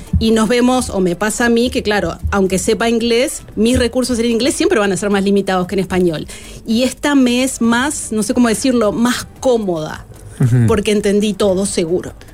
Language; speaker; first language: Spanish; native; Spanish